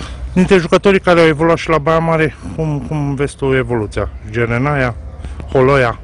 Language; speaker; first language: Romanian; native; Romanian